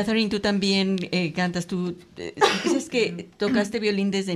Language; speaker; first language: Spanish; native; Spanish